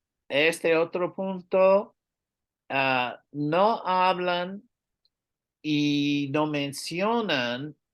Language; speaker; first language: Spanish; non-native, learner; English